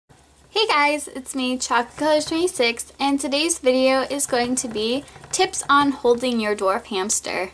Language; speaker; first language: English; native; English